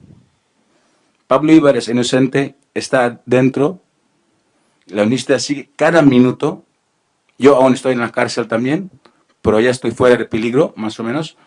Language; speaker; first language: Spanish; non-native, learner; Filipino